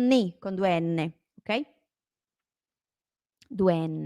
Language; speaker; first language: Italian; non-native, fluent; Spanish